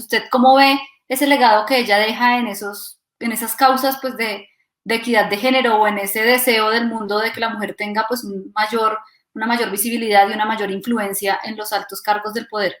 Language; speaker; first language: Spanish; native; Spanish